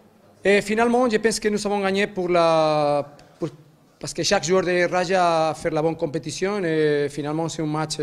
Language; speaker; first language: French; non-native, learner; Spanish